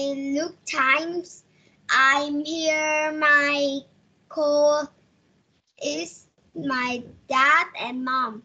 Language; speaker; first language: English; non-native, learner; Vietnamese